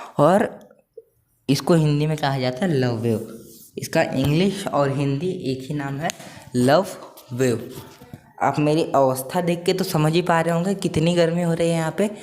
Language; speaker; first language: Hindi; non-native, local second language; Marathi